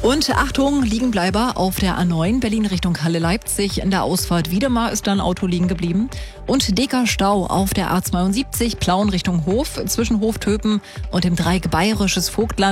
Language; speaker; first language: German; native; German